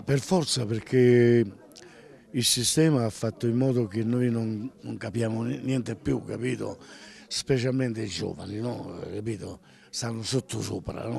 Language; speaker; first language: Italian; native; Italian